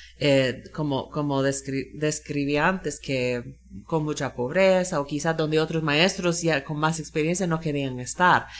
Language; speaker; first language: Spanish; non-native, fluent; English